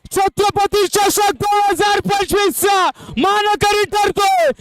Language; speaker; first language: Hindi; non-native, local second language; Marathi